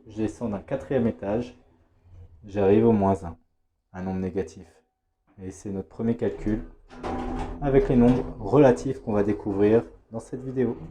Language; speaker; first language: French; native; French